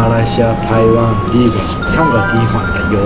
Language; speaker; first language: Chinese; non-native, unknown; Japanese